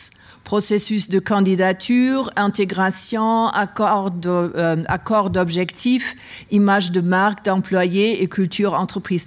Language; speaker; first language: French; non-native, learner; German